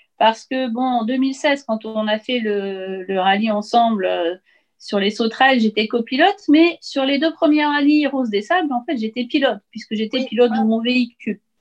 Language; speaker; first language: French; native; French